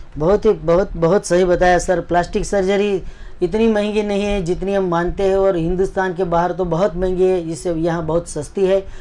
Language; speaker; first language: Hindi; non-native, local second language; Gujarati